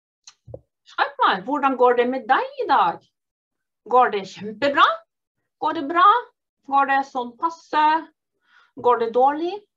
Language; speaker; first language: Norwegian; non-native, fluent; German